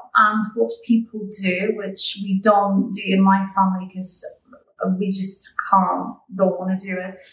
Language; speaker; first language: English; non-native, fluent; Polish